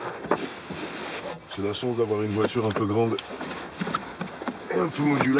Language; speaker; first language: French; native; French